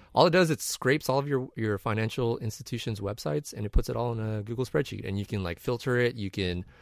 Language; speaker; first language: English; native; English